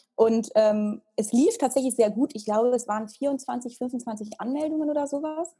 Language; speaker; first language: German; early bilingual, heritage; Italian